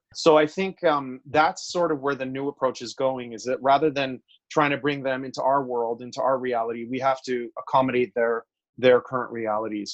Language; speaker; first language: English; native; English